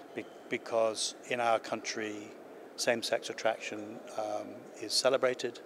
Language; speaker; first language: English; native; English